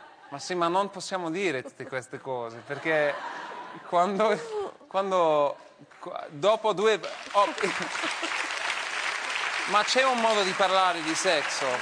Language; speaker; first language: Italian; non-native, fluent; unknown